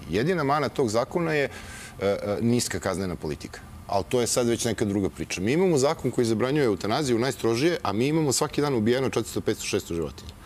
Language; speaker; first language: Serbian; native; Serbian